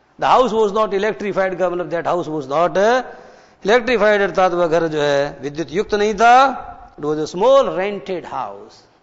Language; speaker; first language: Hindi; native; Hindi